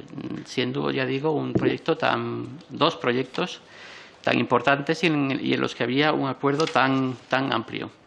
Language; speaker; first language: Spanish; native; Spanish